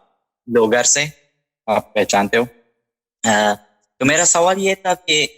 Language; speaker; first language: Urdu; non-native, fluent; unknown